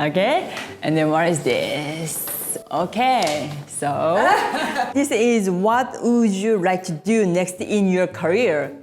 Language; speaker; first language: English; non-native, learner; Korean